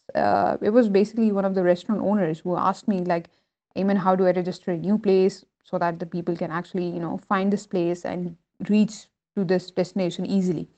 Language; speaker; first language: English; non-native, local second language; Urdu